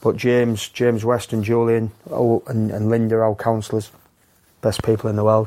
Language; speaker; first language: English; native; English